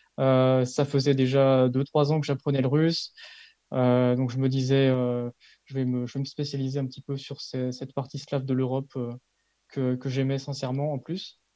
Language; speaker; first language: French; native; French